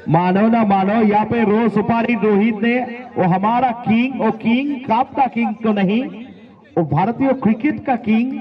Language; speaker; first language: Hindi; non-native, local second language; Bangla